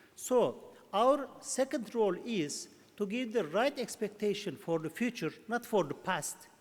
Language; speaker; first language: English; non-native, fluent; Turkish